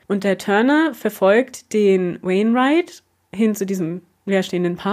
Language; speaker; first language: German; native; German